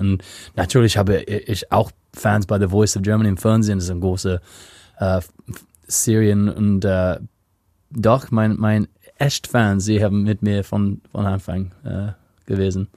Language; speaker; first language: German; non-native, fluent; English